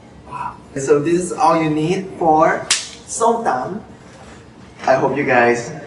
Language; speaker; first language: English; non-native, fluent; Thai